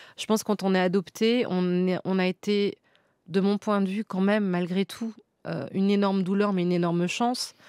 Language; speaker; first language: French; native; French